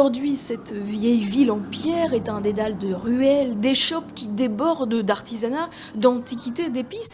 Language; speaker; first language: French; native; French